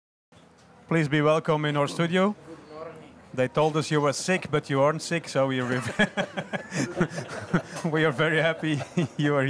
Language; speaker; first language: English; non-native, fluent; Dutch